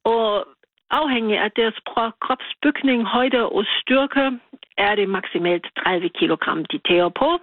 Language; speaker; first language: Danish; non-native, learner; German